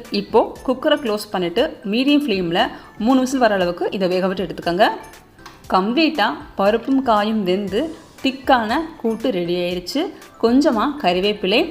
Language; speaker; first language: Tamil; native; Tamil